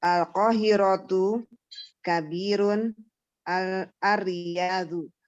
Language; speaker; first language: Arabic; non-native, learner; Indonesian